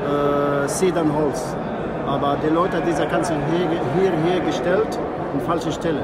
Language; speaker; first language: German; non-native, learner; Arabic